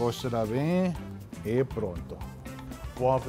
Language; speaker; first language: Portuguese; non-native, learner; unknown